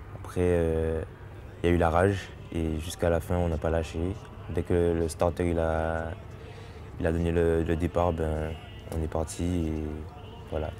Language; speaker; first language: French; native; French